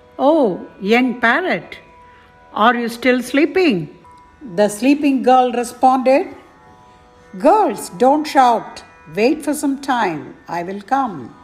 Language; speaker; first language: English; non-native, local second language; Tamil